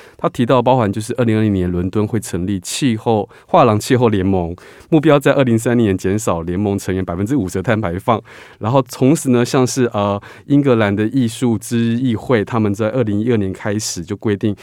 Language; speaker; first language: Chinese; native; Chinese